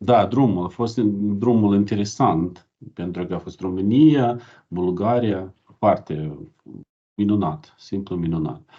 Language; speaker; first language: Romanian; non-native, learner; Ukrainian